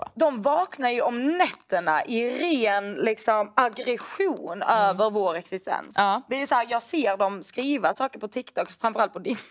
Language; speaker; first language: Swedish; native; Swedish